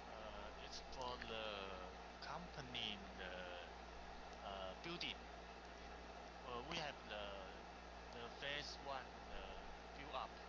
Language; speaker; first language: English; non-native, learner; Chinese